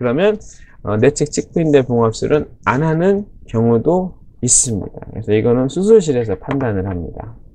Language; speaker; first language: Korean; native; Korean